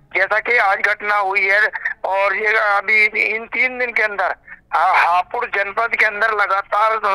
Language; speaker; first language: Hindi; native; Hindi